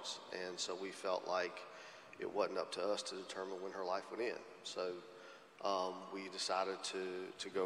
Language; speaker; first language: English; native; English